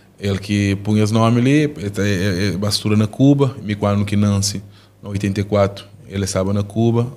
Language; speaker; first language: Portuguese; non-native, local second language; Kabuverdianu